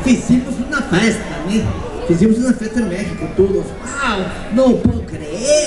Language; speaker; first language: Portuguese; non-native, learner; Spanish